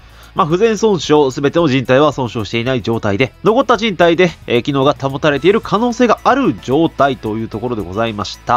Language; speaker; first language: Japanese; native; Japanese